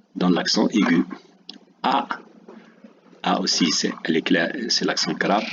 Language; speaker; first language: French; non-native, local second language; Arabic